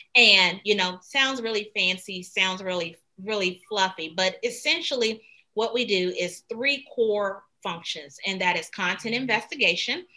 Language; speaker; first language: English; native; English